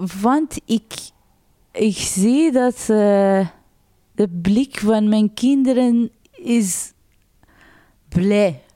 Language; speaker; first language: Dutch; non-native, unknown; Persian